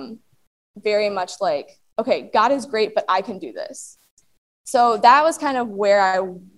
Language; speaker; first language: English; native; English